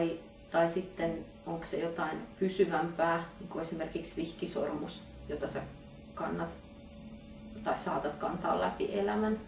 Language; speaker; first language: Finnish; native; Finnish